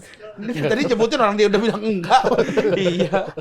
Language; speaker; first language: Indonesian; native; Indonesian